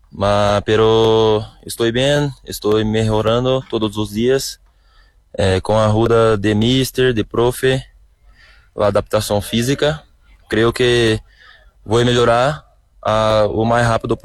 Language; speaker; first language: Spanish; non-native, learner; Portuguese